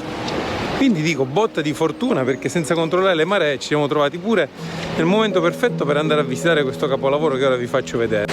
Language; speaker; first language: Italian; native; Italian